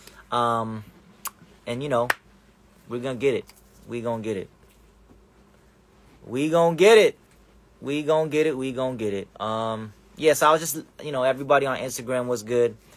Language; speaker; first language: English; early bilingual, other home language; Korean